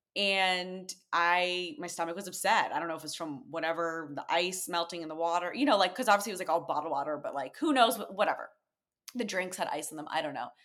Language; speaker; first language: English; native; English